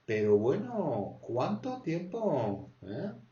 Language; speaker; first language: Spanish; non-native, fluent; French